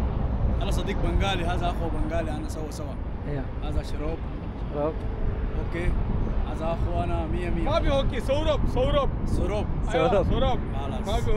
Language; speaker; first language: Arabic; non-native, learner; Bangla